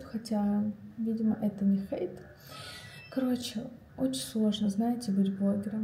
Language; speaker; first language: Russian; native; Russian